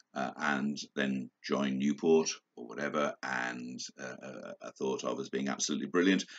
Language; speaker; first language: English; native; English